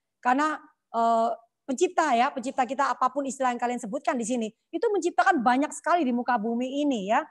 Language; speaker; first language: Indonesian; native; Indonesian